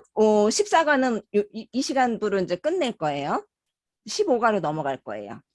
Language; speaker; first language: Korean; native; Korean